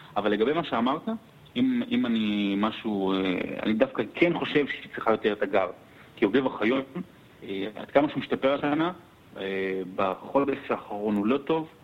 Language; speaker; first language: Hebrew; native; Hebrew